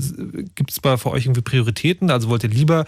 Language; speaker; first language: German; native; German